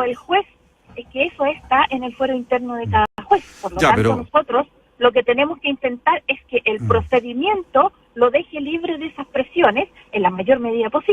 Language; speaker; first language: Spanish; native; Spanish